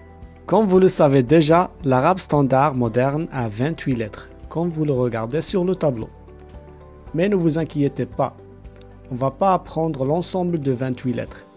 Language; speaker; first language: French; non-native, local second language; Arabic